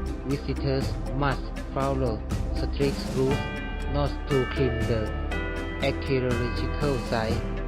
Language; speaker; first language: English; non-native, learner; Thai